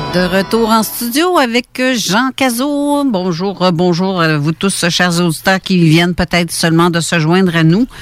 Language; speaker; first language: French; native; French